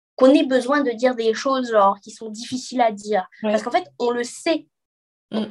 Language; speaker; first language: French; native; French